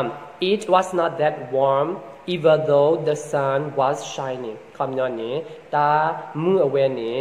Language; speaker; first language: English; non-native, fluent; S'gaw Karen